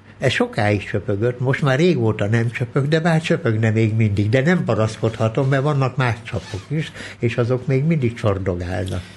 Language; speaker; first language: Hungarian; early bilingual, other home language; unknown